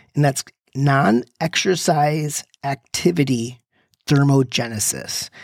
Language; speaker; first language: English; native; English